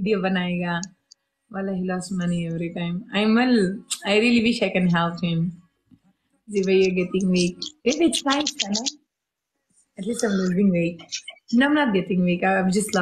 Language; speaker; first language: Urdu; non-native, local second language; Pashto